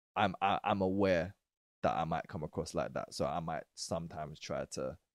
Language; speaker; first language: English; native; English